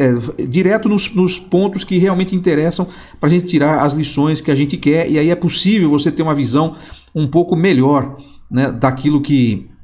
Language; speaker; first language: Portuguese; native; Portuguese